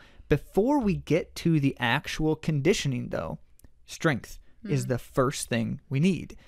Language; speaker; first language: English; native; English